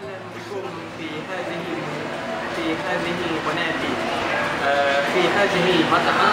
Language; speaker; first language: Arabic; non-native, learner; Malay